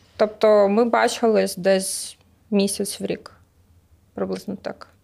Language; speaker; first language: Ukrainian; native; Ukrainian